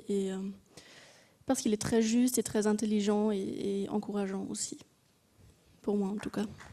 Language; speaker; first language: French; non-native, fluent; German